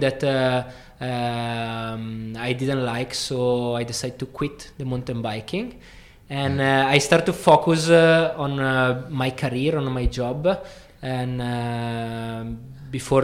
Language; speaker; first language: English; non-native, fluent; Italian